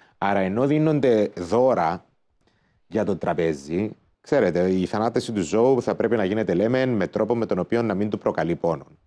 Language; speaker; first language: Greek; native; Greek